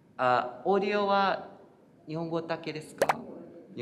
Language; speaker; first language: Japanese; non-native, learner; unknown